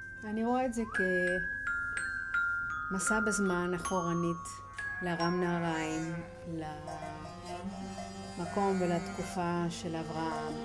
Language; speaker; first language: Hebrew; non-native, fluent; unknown